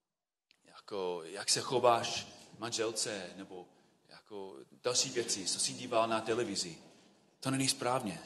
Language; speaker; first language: Czech; non-native, fluent; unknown